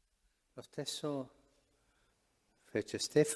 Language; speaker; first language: Italian; non-native, fluent; Spanish